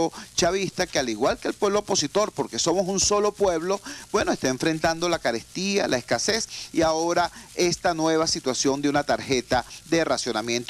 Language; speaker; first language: Spanish; native; Spanish